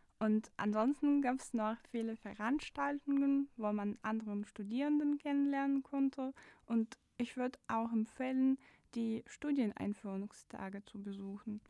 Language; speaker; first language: German; non-native, fluent; Russian